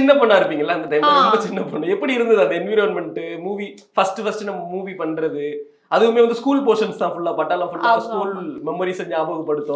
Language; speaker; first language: Tamil; native; Tamil